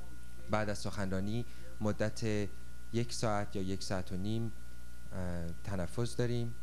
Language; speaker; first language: Persian; native; Persian